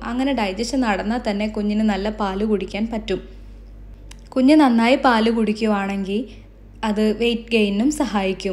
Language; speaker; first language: Malayalam; native; Malayalam